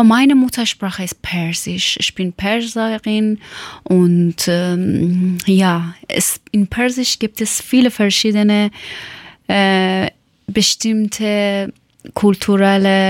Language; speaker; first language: German; non-native, learner; Persian